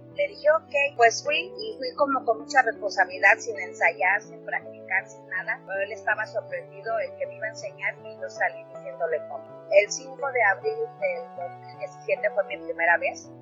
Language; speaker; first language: Spanish; native; Spanish